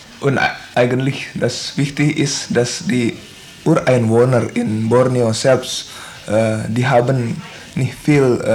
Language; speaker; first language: German; non-native, learner; Indonesian